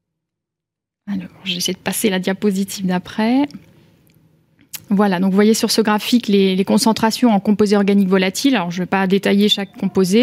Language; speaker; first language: French; native; French